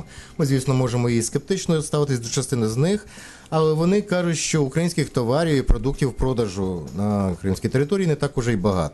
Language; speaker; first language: Ukrainian; native; Ukrainian